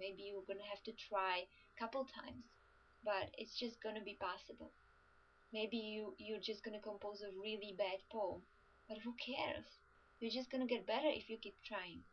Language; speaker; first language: English; non-native, fluent; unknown